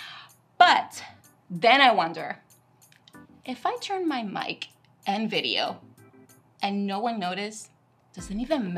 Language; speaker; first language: English; non-native, fluent; Spanish